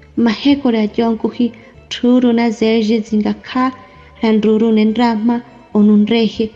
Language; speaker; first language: Spanish; non-native, local second language; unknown